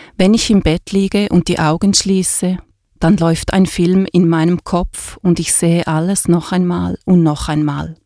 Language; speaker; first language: German; native; German